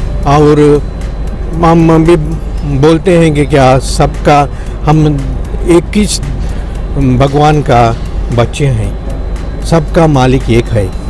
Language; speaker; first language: Hindi; non-native, local second language; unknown